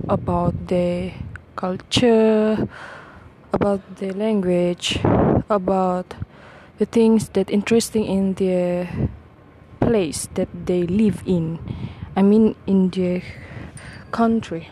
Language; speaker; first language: English; non-native, local second language; Malay